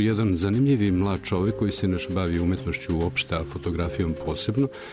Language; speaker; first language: Serbian; native; Serbian